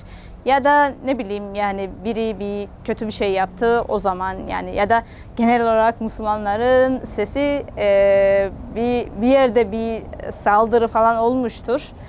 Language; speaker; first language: Turkish; non-native, fluent; Georgian